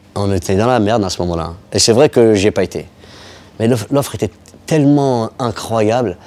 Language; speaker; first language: French; native; French